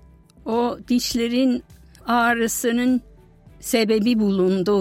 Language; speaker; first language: Turkish; non-native, fluent; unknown